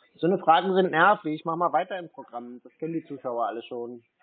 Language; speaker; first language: German; native; German